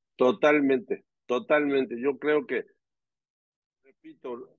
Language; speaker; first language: Spanish; native; Spanish